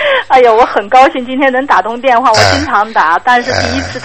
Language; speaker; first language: Chinese; native; Chinese